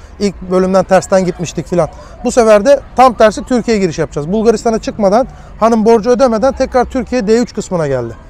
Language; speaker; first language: Turkish; early bilingual, heritage; Turkish